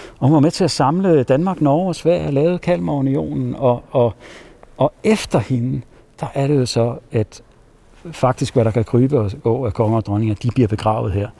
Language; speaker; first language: Danish; native; Danish